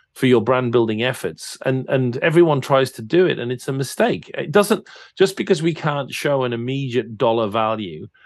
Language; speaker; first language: English; native; English